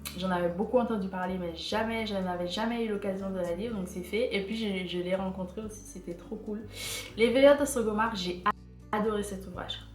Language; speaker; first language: French; native; French